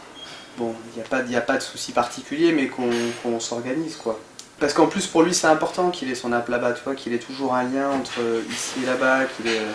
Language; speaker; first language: French; native; French